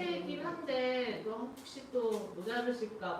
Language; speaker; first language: Korean; native; Korean